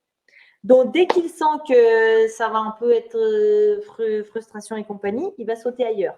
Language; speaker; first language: French; native; French